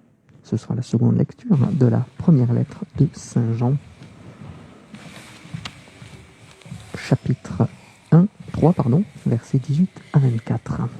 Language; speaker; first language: French; native; French